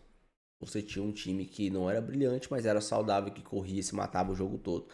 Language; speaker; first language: Portuguese; native; Portuguese